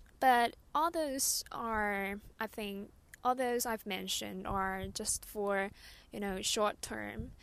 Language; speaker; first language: English; non-native, fluent; Chinese